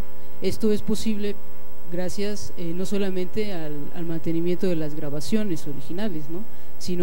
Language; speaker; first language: Spanish; native; Spanish